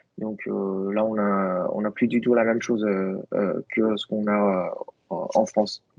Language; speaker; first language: French; non-native, fluent; Chinese